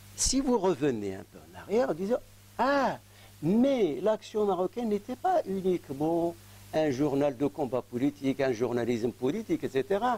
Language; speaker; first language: French; non-native, local second language; Arabic